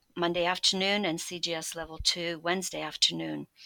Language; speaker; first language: English; early bilingual, other home language; Polish